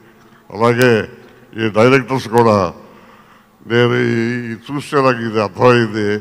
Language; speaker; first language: Telugu; native; Telugu